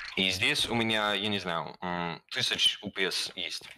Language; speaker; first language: Russian; non-native, learner; German